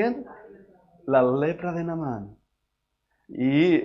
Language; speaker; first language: Spanish; native; Spanish